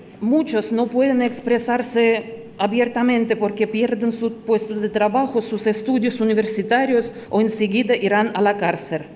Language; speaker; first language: Spanish; non-native, fluent; Russian